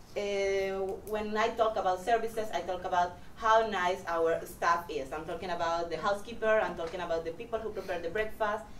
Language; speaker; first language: English; non-native, fluent; Spanish